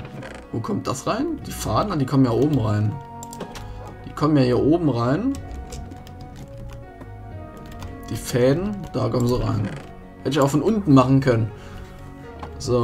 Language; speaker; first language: German; native; German